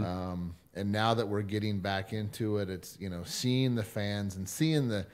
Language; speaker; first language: English; native; English